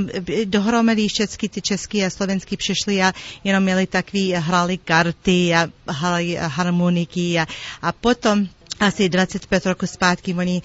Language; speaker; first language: Czech; early bilingual, heritage; Czech